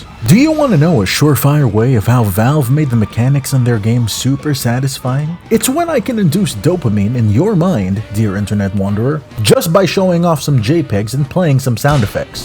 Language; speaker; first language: English; native; English